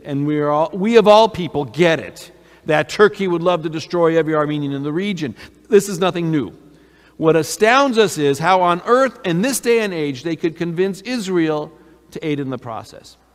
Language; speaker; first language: English; native; English